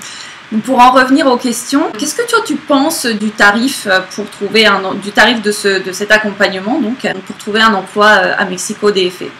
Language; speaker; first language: French; native; French